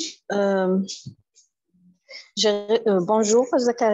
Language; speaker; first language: French; non-native, learner; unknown